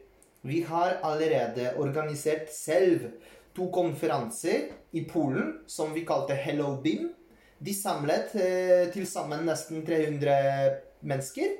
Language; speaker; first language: Swedish; non-native, fluent; Polish